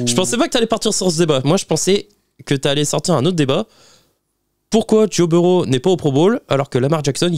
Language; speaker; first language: French; native; French